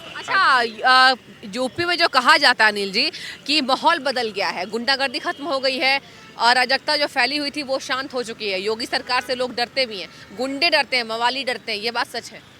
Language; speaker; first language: Hindi; native; Hindi